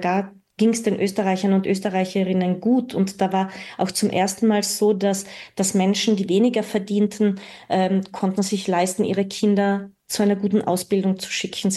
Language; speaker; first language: German; native; German